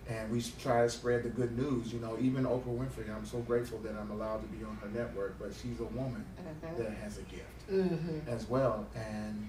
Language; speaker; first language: English; native; English